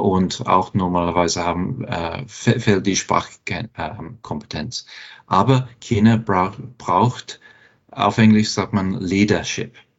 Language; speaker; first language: German; non-native, fluent; English